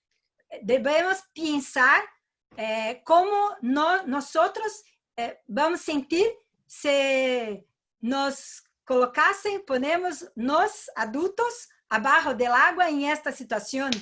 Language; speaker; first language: Spanish; non-native, learner; Portuguese